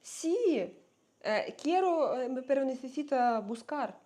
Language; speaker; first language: Spanish; non-native, learner; Russian